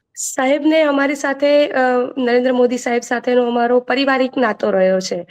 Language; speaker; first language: Gujarati; native; Gujarati